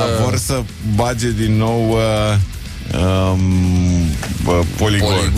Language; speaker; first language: Romanian; native; Romanian